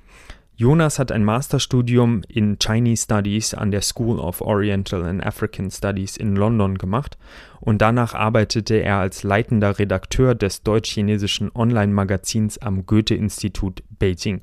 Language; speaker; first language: German; native; German